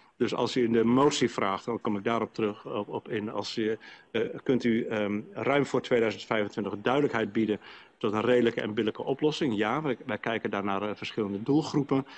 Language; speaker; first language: Dutch; native; Dutch